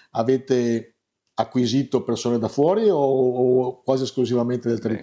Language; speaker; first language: Italian; native; Italian